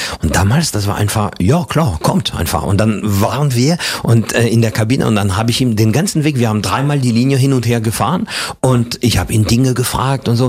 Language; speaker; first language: German; non-native, fluent; French